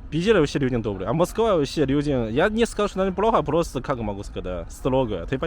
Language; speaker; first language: Russian; non-native, learner; Chinese